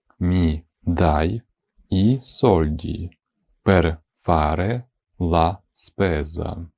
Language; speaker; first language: Italian; non-native, fluent; Ukrainian